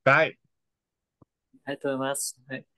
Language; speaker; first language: Japanese; non-native, learner; Vietnamese